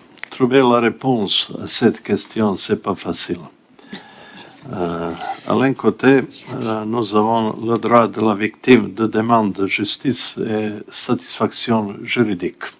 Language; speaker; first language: French; non-native, learner; Bosnian